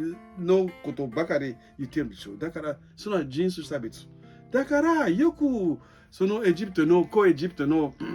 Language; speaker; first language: Japanese; non-native, fluent; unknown